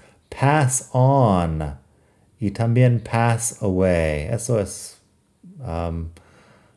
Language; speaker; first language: Spanish; non-native, fluent; English